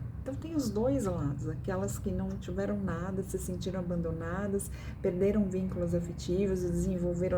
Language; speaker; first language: Portuguese; native; Portuguese